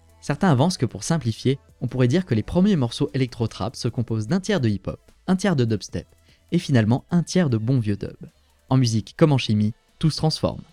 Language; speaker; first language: French; native; French